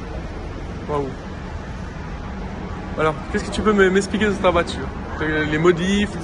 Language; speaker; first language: French; native; French